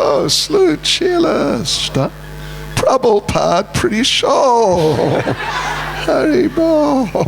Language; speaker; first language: Russian; non-native, learner; English